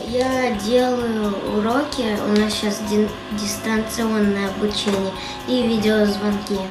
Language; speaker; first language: Russian; early bilingual, other home language; Kyrgyz